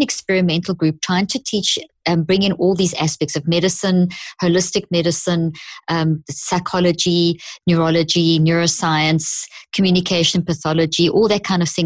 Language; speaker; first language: English; native; English